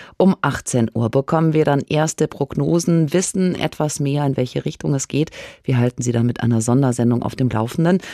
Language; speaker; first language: German; native; German